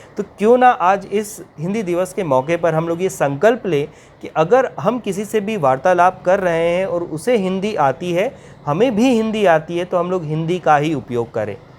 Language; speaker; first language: Hindi; native; Hindi